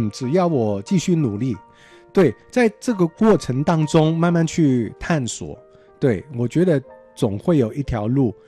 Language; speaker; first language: Chinese; non-native, local second language; Cantonese